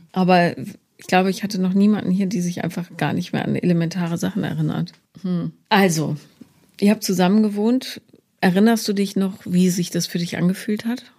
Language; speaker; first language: German; native; German